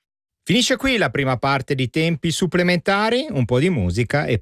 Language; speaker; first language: Italian; native; Italian